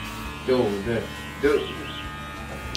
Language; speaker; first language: Chinese; non-native, learner; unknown